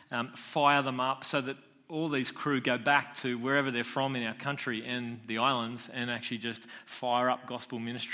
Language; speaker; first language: English; native; English